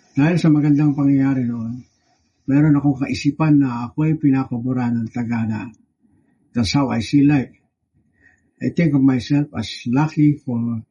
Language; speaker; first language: Filipino; native; Filipino